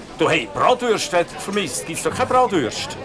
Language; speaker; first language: German; native; German